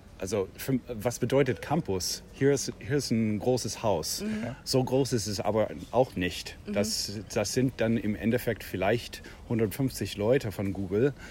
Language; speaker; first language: German; non-native, fluent; English